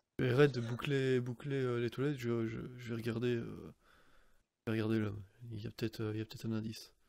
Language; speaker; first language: French; native; French